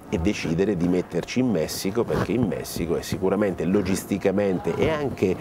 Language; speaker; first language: Italian; native; Italian